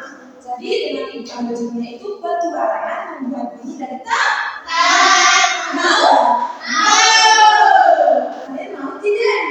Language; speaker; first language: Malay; non-native, local second language; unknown